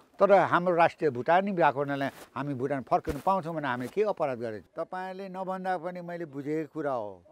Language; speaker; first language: Nepali; native; Nepali